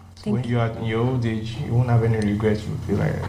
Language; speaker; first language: English; non-native, local second language; Yoruba